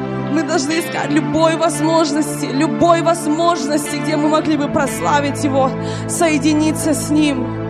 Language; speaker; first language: Russian; native; Russian